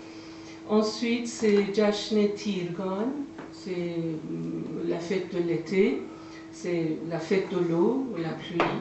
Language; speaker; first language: French; non-native, fluent; Persian